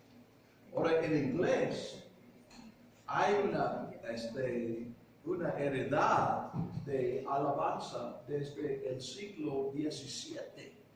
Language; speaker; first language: Spanish; non-native, fluent; English